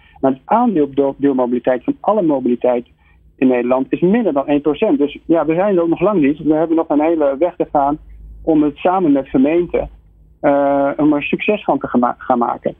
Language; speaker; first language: Dutch; native; Dutch